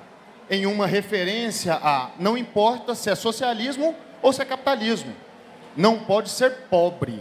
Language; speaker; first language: Portuguese; native; Portuguese